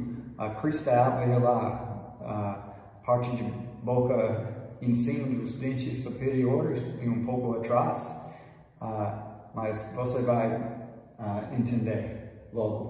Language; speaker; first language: Portuguese; non-native, fluent; English